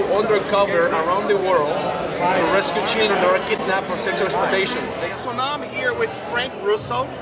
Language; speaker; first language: English; non-native, fluent; Portuguese